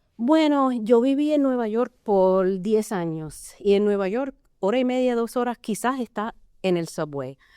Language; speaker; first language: Spanish; early bilingual, heritage; Spanish